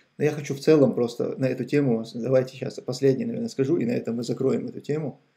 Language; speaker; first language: Russian; non-native, local second language; Chechen